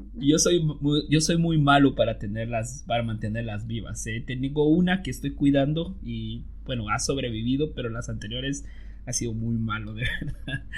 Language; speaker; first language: Spanish; native; Spanish